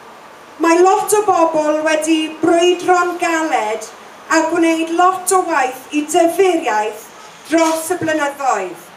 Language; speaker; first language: Welsh; non-native, local second language; English